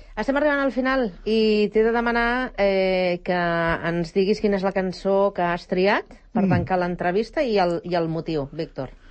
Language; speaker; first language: Catalan; native; Catalan